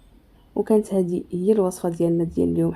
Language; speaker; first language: Arabic; native; Arabic